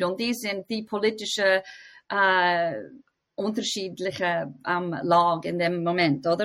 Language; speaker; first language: German; non-native, fluent; English